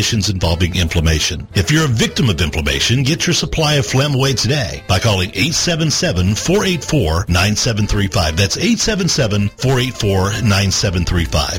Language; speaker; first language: English; native; English